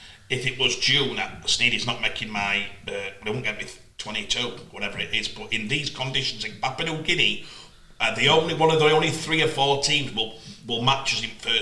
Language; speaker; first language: English; native; English